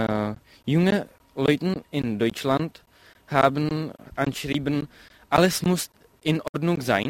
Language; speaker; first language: German; non-native, learner; Czech